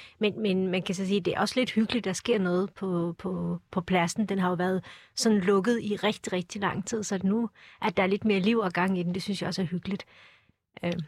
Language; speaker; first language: Danish; early bilingual, other home language; Turkish